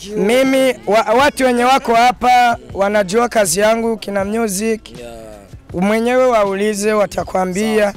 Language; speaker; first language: Swahili; non-native, local second language; Rundi